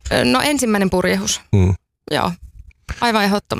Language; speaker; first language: Finnish; native; Finnish